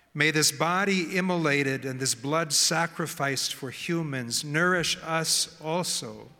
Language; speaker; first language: English; native; English